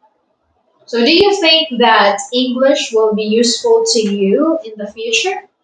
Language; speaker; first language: English; non-native, fluent; Vietnamese